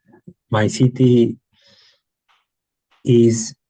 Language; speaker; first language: English; non-native, learner; Spanish